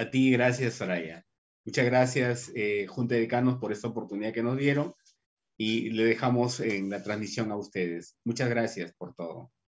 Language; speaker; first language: Spanish; native; Spanish